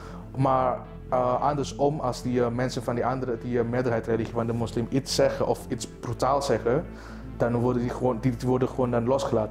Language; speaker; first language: Dutch; non-native, fluent; Indonesian